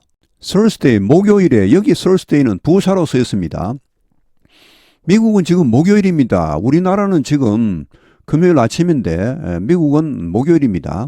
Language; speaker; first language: Korean; native; Korean